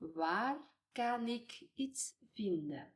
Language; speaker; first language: Dutch; non-native, fluent; Ukrainian